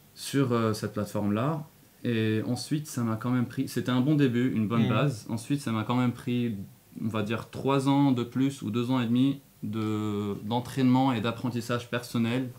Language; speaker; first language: French; non-native, local second language; Arabic